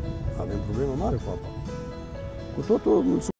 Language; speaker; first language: Romanian; non-native, learner; Arabic